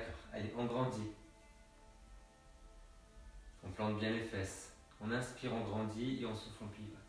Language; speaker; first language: French; native; French